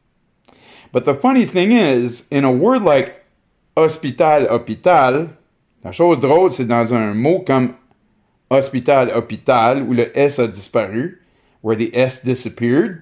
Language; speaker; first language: French; native; French